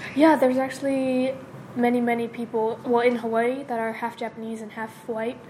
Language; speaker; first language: English; early bilingual, other home language; Japanese